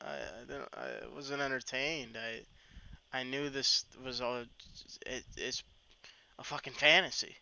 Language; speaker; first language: English; native; English